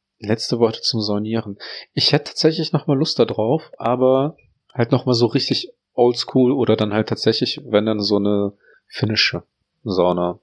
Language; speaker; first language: German; early bilingual, other home language; Russian